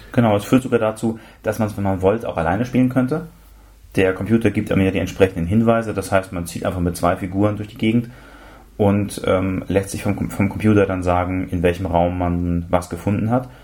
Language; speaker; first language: German; native; German